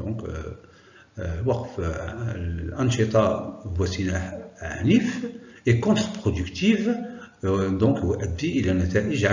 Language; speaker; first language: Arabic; native; Arabic